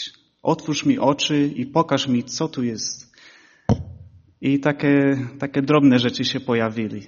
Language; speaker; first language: Polish; early bilingual, heritage; Polish